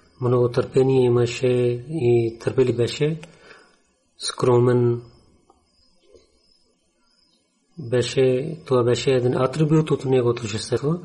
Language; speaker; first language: Bulgarian; non-native, learner; Urdu